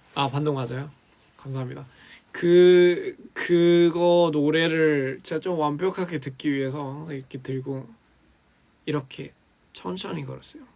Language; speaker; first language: Korean; early bilingual, other home language; English